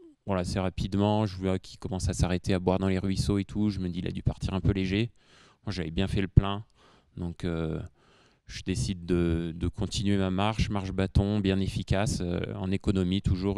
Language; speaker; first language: French; native; French